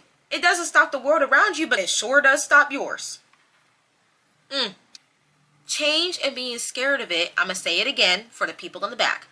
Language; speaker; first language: English; native; English